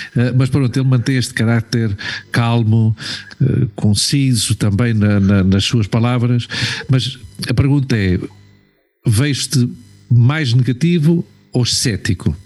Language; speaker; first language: Portuguese; native; Portuguese